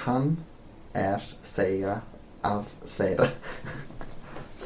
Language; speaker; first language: Icelandic; non-native, learner; English